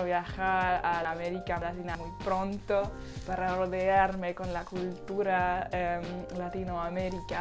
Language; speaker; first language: Spanish; non-native, learner; Slovak